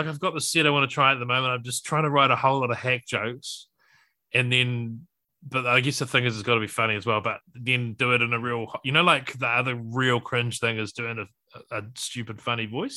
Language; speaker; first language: English; native; English